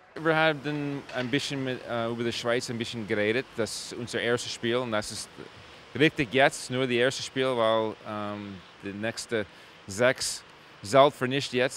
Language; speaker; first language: German; non-native, learner; English